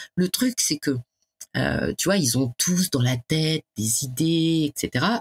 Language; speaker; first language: French; native; French